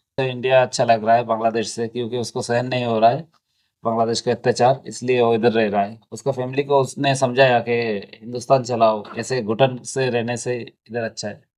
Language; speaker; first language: Hindi; non-native, local second language; Bangla